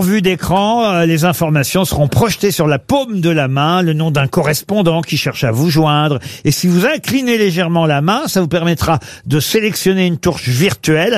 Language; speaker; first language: French; native; French